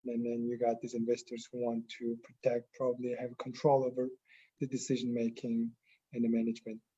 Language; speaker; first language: English; non-native, fluent; Mongolian